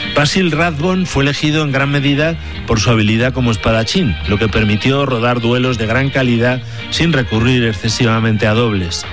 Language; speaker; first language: Spanish; native; Spanish